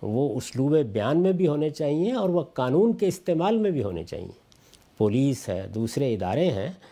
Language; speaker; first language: Urdu; non-native, local second language; Punjabi